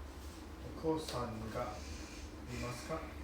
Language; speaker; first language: Japanese; non-native, learner; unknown